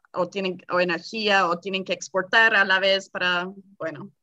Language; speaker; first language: Spanish; non-native, fluent; English